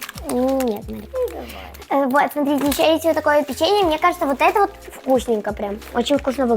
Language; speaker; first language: Russian; native; Russian